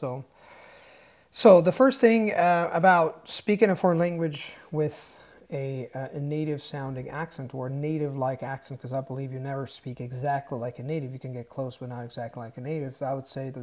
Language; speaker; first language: English; non-native, fluent; Italian